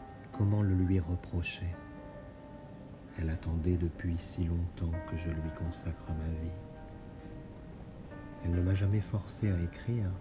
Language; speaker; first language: French; native; French